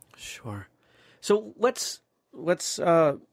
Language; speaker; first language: English; native; English